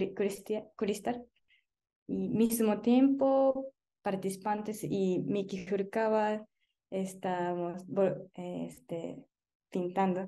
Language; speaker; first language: Spanish; non-native, learner; Japanese